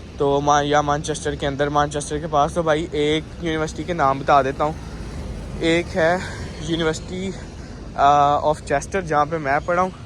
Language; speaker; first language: Urdu; native; Urdu